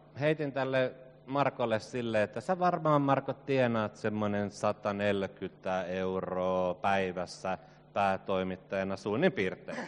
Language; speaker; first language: Finnish; native; Finnish